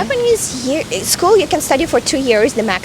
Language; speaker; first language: English; non-native, fluent; Russian